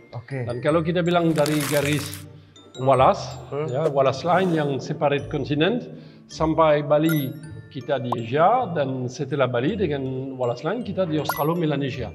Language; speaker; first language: Indonesian; non-native, fluent; French